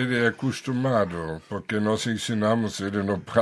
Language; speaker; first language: Portuguese; non-native, fluent; German